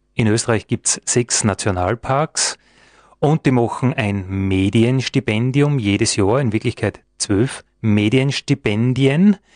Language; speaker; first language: German; native; German